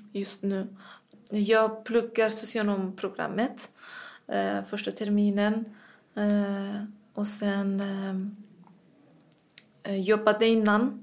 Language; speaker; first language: Swedish; non-native, fluent; Persian